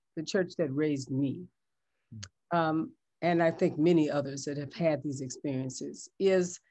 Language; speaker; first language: English; native; English